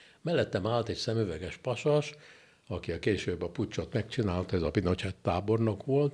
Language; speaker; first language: Hungarian; native; Hungarian